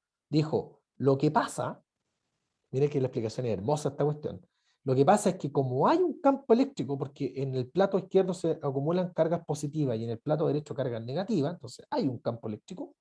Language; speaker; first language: Spanish; native; Spanish